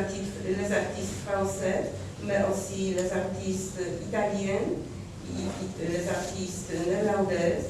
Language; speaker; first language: French; non-native, learner; Polish